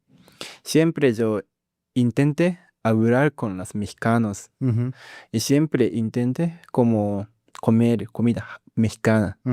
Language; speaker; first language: Spanish; non-native, learner; Japanese